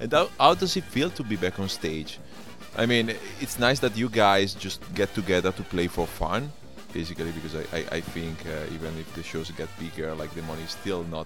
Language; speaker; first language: English; non-native, fluent; Italian